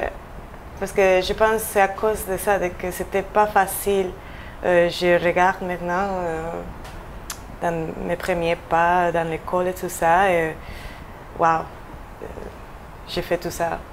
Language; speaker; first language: French; non-native, fluent; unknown